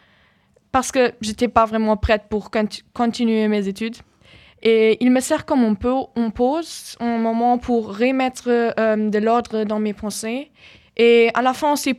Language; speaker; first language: French; non-native, fluent; German